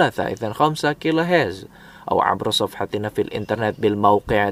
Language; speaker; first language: Arabic; non-native, fluent; Indonesian